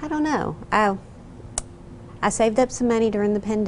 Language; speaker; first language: English; native; English